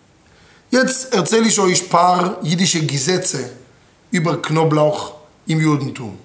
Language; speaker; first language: German; non-native, fluent; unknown